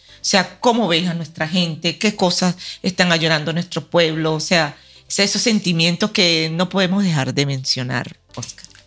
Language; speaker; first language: Spanish; native; Spanish